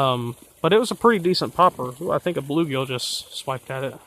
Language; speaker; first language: English; native; English